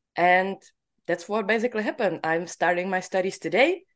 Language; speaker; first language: English; non-native, fluent; Czech